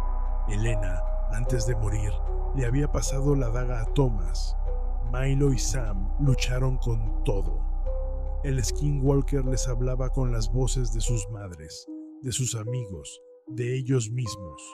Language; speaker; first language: Spanish; native; Spanish